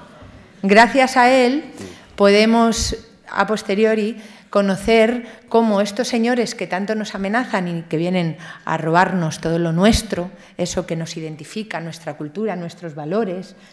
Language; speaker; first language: Spanish; native; Spanish